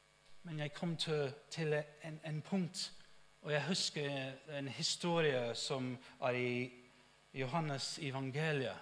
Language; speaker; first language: Norwegian; non-native, fluent; English